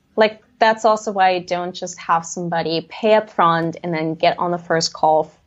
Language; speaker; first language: English; non-native, fluent; German